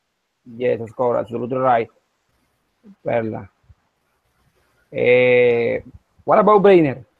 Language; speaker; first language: English; non-native, learner; Spanish